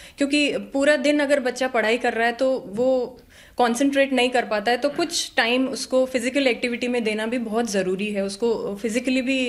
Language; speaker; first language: Hindi; native; Hindi